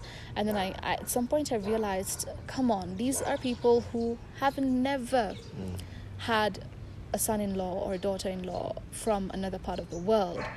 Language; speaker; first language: English; non-native, local second language; Tamil